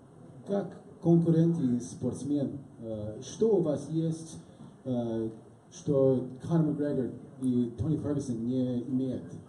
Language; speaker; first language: Russian; non-native, learner; English